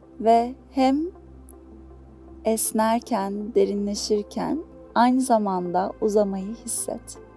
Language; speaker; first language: Turkish; native; Turkish